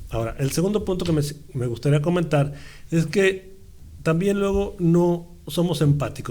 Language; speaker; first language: Spanish; native; Spanish